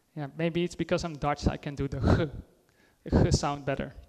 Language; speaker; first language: English; non-native, fluent; Dutch